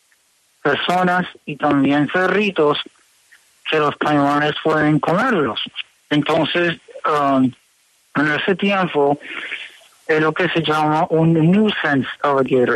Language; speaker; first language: Spanish; early bilingual, heritage; Spanish